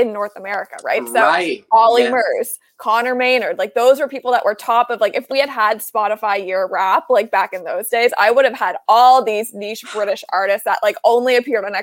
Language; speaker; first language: English; native; English